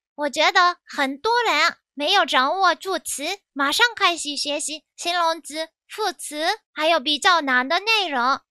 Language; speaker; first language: Chinese; non-native, fluent; Japanese